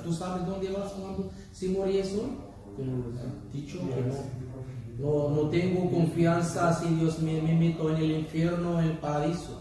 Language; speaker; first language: Spanish; non-native, learner; Arabic